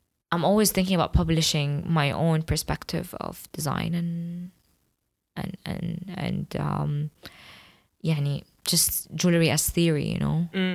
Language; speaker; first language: English; non-native, fluent; Arabic